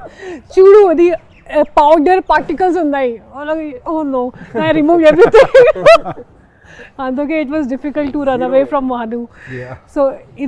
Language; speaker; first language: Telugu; non-native, local second language; Hindi